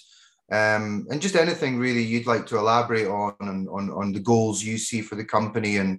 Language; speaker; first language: English; native; English